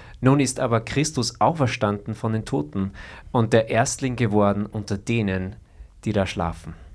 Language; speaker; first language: German; native; German